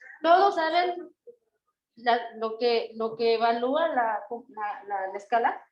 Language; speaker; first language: Spanish; native; Spanish